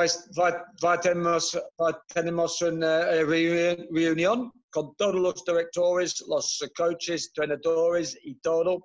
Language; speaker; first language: Spanish; non-native, fluent; Dutch